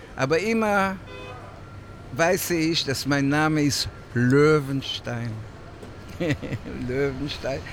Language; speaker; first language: German; non-native, fluent; Hebrew